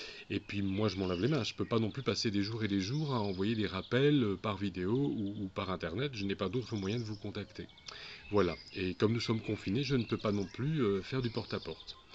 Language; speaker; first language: French; native; French